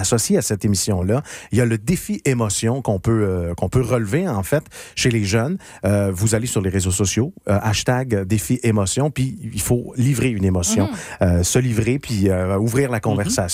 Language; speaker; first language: French; native; French